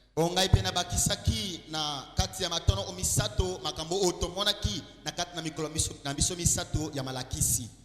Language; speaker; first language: Lingala; native; Lingala